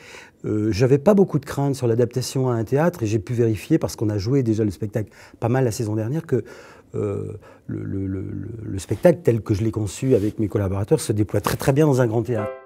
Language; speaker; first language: French; native; French